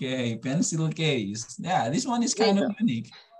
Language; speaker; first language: English; non-native, fluent; Indonesian